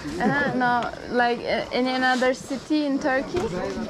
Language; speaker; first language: English; non-native, learner; Turkish